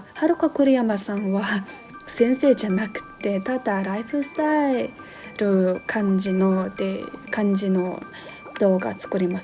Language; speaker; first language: Japanese; non-native, fluent; Mongolian